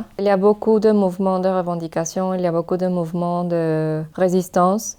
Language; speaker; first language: French; non-native, fluent; Spanish